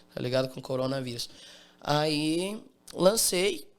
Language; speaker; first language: Portuguese; native; Portuguese